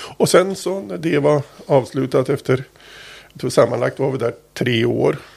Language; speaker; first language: Swedish; native; Swedish